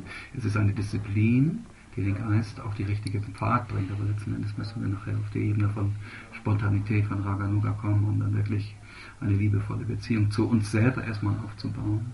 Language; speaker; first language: German; native; German